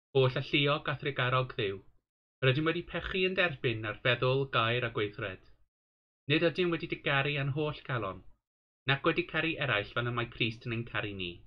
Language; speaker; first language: Welsh; non-native, local second language; English